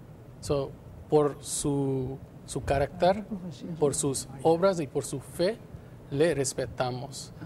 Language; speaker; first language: Spanish; non-native, fluent; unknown